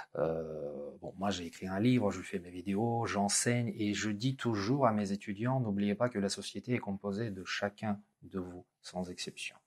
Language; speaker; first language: French; non-native, fluent; Russian